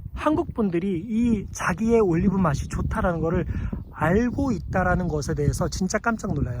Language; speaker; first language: Korean; native; Korean